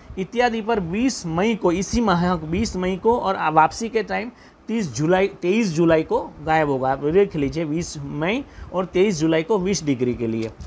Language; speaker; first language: Hindi; non-native, local second language; Gujarati